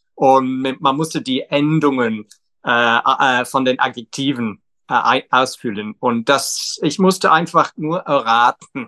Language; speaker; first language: German; non-native, fluent; English